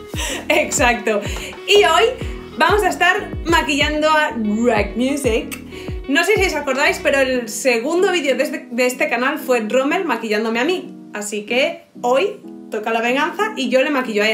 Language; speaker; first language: Spanish; native; Spanish